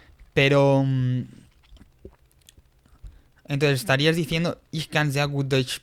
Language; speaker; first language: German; non-native, fluent; Spanish